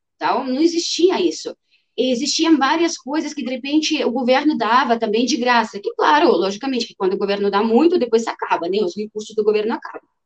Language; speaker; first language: Portuguese; non-native, fluent; Russian